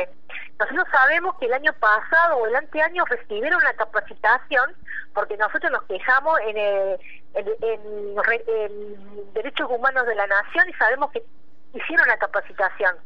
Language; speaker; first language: Spanish; native; Spanish